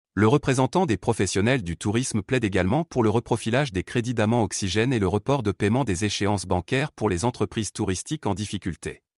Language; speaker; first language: French; non-native, local second language; Arabic